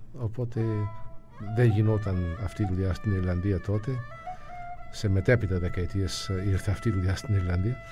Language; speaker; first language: Greek; non-native, fluent; English